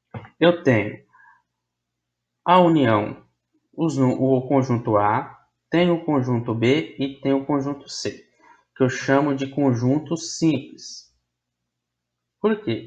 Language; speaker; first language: Portuguese; native; Portuguese